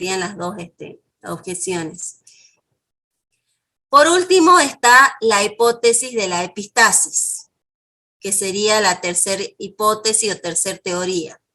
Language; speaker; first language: Spanish; native; Spanish